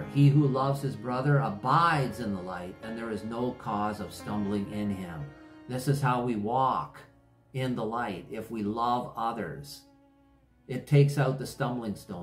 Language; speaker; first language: English; native; English